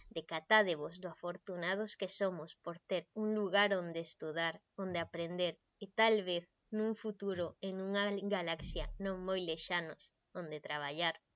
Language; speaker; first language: Galician; non-native, local second language; Spanish